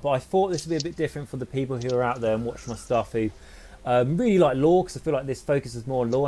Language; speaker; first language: English; native; English